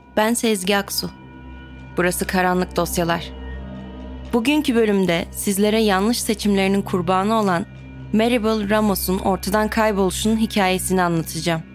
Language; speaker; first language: Turkish; native; Turkish